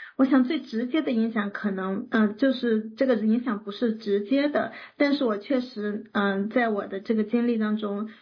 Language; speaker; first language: Chinese; native; Chinese